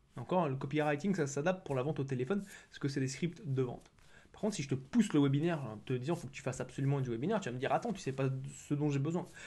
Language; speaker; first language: French; native; French